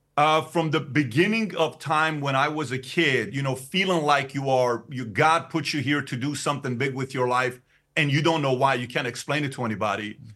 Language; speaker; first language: English; early bilingual, other home language; Persian